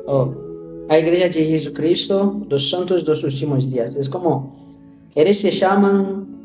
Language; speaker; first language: Portuguese; non-native, learner; Haitian Creole